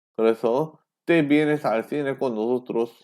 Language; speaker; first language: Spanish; non-native, fluent; Korean